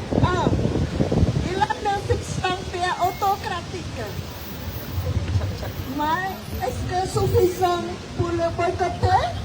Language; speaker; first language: French; non-native, fluent; Khmer